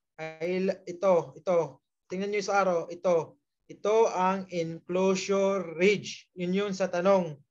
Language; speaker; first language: Filipino; non-native, local second language; Surigaonon